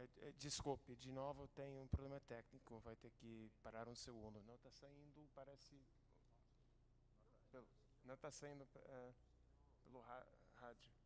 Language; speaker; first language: Portuguese; non-native, fluent; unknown